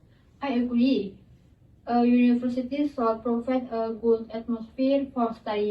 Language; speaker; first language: English; non-native, learner; Indonesian